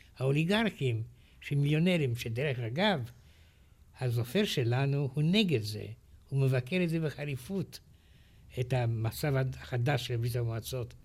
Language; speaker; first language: Hebrew; non-native, fluent; Romanian